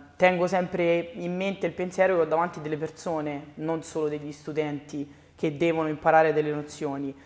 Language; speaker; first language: Italian; native; Italian